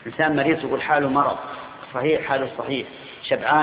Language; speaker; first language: Arabic; native; Arabic